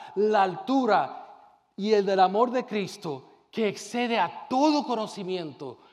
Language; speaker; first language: Spanish; native; Spanish